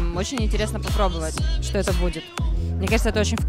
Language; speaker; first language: Russian; native; Russian